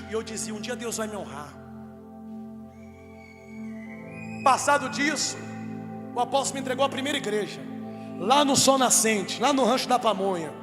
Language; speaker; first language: Portuguese; native; Portuguese